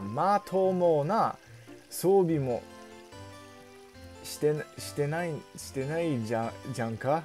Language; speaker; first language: Japanese; non-native, learner; English